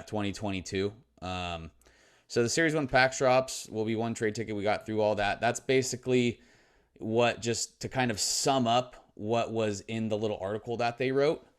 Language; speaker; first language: English; native; English